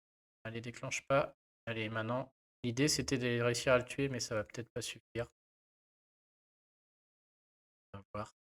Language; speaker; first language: French; native; French